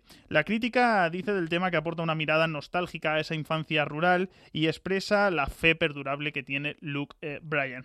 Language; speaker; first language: Spanish; native; Spanish